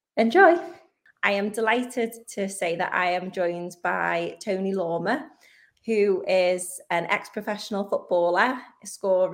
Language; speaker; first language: English; native; English